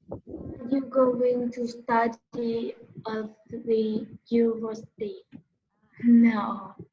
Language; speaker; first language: English; non-native, learner; Vietnamese